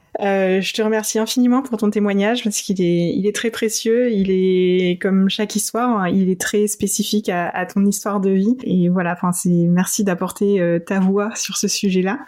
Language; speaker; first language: French; early bilingual, other home language; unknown